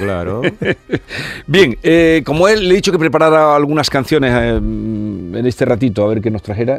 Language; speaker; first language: Spanish; native; Spanish